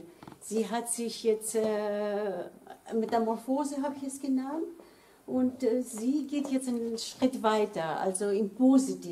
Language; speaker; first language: German; early bilingual, other home language; Greek